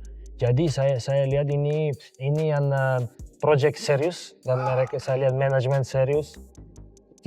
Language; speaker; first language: Indonesian; non-native, fluent; Serbian